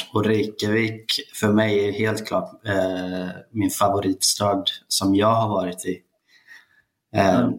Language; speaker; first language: Swedish; early bilingual, other home language; Icelandic